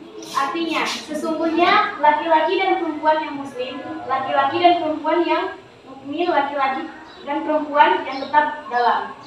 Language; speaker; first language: Indonesian; native; Indonesian